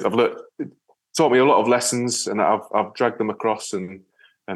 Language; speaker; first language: English; native; English